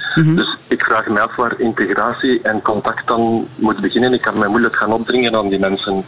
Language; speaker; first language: Dutch; native; Dutch